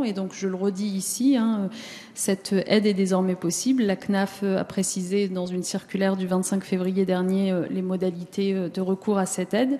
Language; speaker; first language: French; native; French